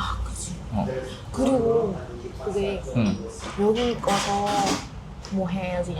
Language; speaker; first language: Korean; non-native, learner; Vietnamese